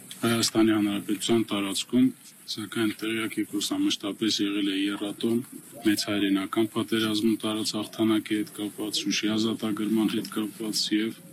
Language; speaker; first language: Armenian; native; Armenian